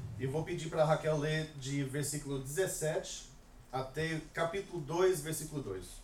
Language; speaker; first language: Portuguese; non-native, fluent; English